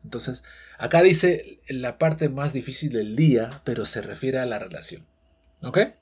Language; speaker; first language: Spanish; native; Spanish